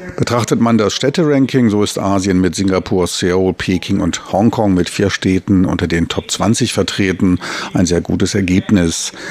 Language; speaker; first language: German; native; German